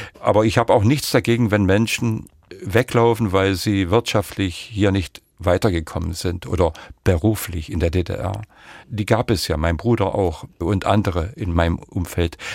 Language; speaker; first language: German; non-native, local second language; Upper Sorbian